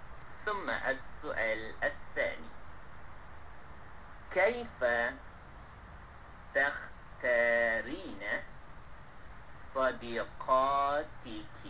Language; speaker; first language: Arabic; non-native, fluent; Malay